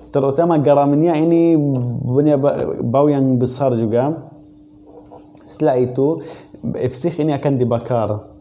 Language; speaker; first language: Malay; non-native, fluent; Arabic